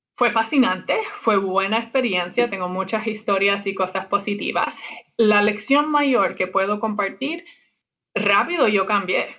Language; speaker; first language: Spanish; non-native, fluent; English